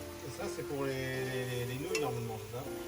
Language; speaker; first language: French; native; French